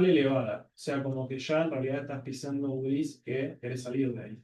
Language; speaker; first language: Spanish; native; Spanish